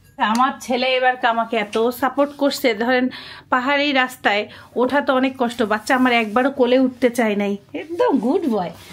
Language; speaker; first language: Bangla; native; Bangla